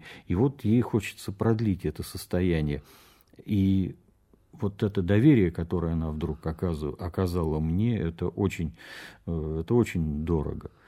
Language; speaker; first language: Russian; native; Russian